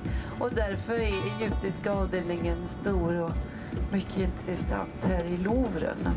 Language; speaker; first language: Swedish; non-native, fluent; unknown